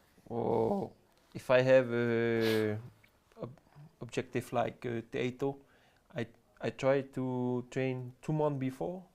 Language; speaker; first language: English; non-native, learner; French